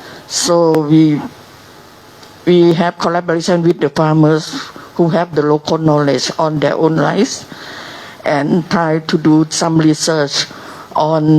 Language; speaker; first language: English; non-native, learner; Thai